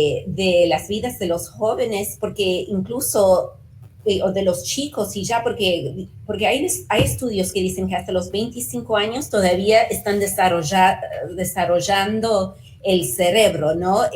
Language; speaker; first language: Spanish; early bilingual, heritage; Spanish